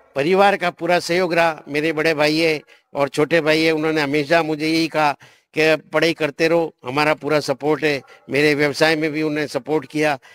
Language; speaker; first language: Hindi; native; Hindi